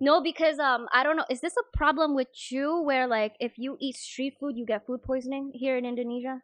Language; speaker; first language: English; non-native, fluent; Indonesian